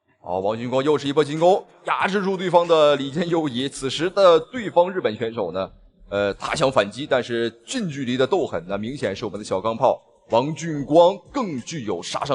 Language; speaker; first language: Chinese; native; Chinese